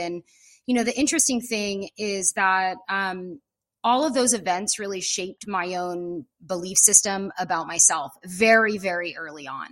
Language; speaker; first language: English; native; English